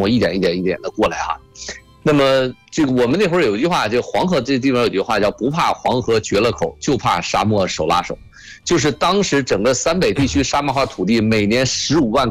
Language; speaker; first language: Chinese; native; Chinese